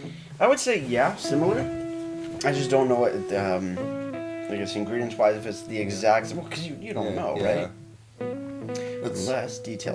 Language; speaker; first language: English; native; English